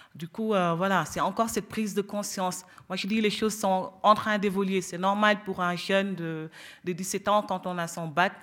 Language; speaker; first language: French; non-native, local second language; Wolof